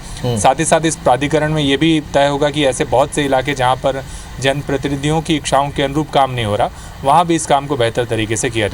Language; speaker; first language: Hindi; native; Hindi